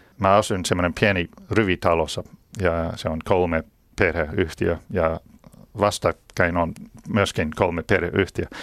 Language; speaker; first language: Finnish; non-native, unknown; English